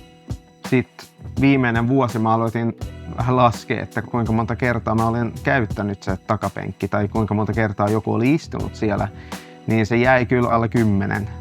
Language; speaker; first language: Finnish; non-native, local second language; Swedish